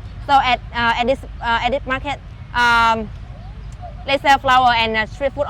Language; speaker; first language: English; non-native, learner; Vietnamese